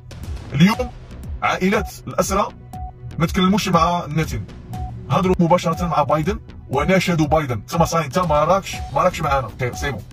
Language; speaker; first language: Arabic; native; Arabic